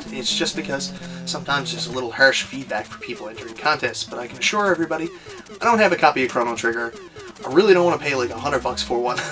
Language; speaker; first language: English; native; English